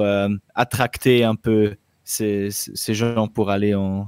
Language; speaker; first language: French; non-native, local second language; German